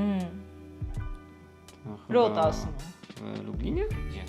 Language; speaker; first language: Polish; non-native, learner; Japanese